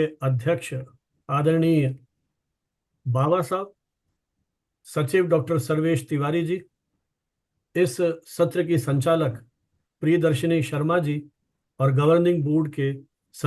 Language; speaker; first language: Hindi; native; Hindi